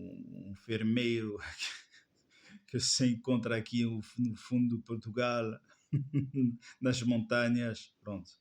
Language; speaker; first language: Portuguese; non-native, fluent; French